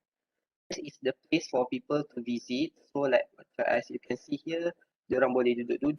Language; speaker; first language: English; non-native, local second language; Malay